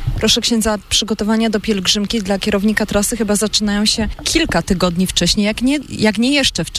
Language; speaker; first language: Polish; native; Polish